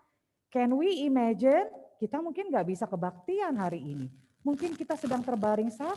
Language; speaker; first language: Indonesian; native; Indonesian